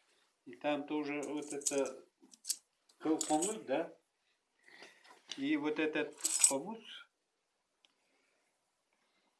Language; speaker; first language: Russian; non-native, local second language; Yakut